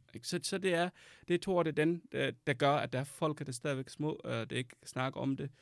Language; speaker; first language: Danish; non-native, fluent; Arabic